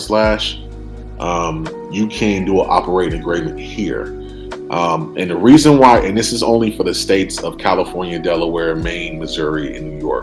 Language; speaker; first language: English; native; English